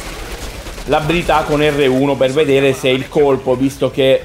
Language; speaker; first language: Italian; native; Italian